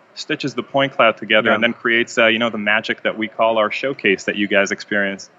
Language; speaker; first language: English; non-native, fluent; Hebrew